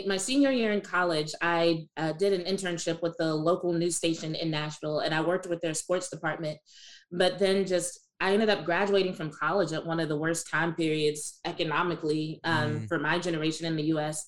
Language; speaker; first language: English; native; English